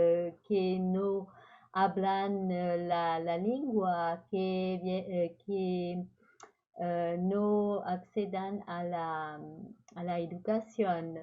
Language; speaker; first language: Spanish; non-native, learner; French